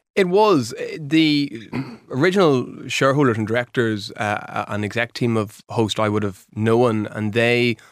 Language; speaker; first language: English; native; English